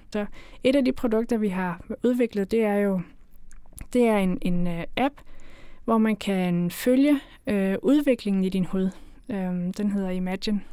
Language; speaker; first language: Danish; native; Danish